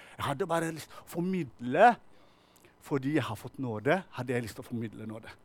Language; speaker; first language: Norwegian; non-native, fluent; Tigrinya